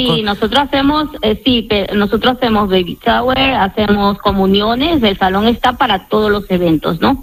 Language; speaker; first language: Spanish; native; Spanish